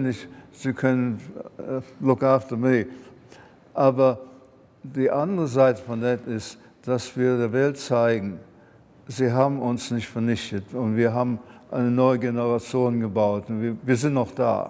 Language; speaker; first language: German; early bilingual, heritage; German